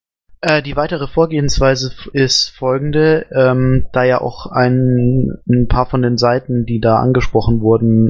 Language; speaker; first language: German; native; German